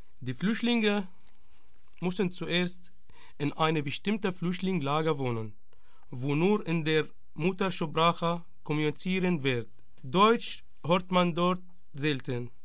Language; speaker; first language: German; non-native, learner; Arabic